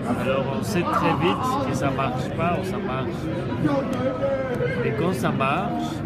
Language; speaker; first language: French; non-native, fluent; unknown